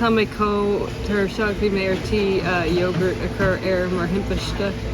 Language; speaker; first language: Irish; non-native, learner; English